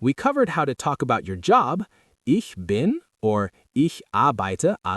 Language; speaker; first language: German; non-native, learner; English